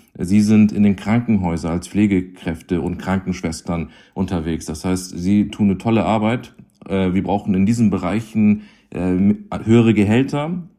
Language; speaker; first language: German; native; German